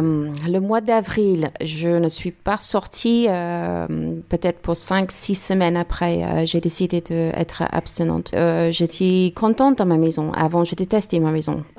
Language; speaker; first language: French; non-native, learner; English